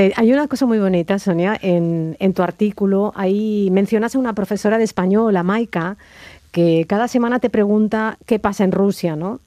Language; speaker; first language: Spanish; native; Spanish